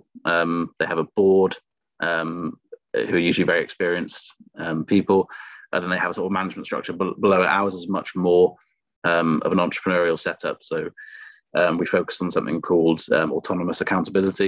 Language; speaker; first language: English; native; English